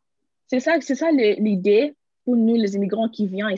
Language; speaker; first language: French; non-native, learner; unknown